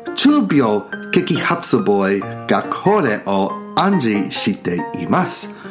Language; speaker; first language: Japanese; non-native, learner; English